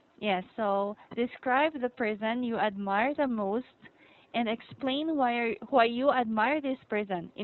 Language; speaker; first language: English; non-native, fluent; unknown